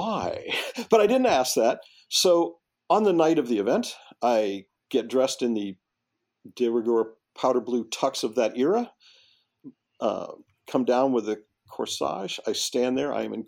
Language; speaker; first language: English; native; English